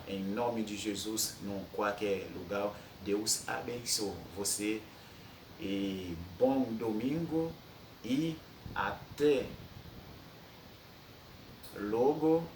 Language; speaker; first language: Portuguese; non-native, fluent; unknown